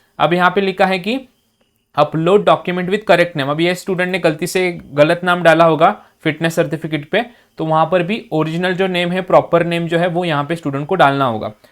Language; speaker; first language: Hindi; non-native, local second language; Marathi